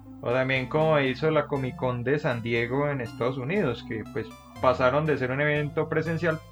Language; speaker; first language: Spanish; native; Spanish